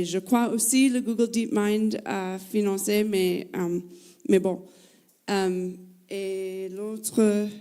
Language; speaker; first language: French; non-native, fluent; English